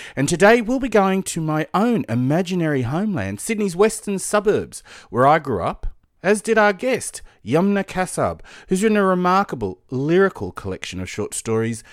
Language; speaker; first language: English; native; English